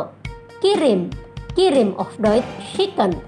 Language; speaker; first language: German; non-native, fluent; Indonesian